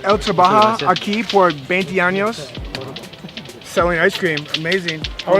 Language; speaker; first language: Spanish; non-native, learner; English